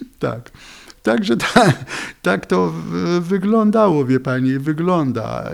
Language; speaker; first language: Polish; non-native, fluent; Arabic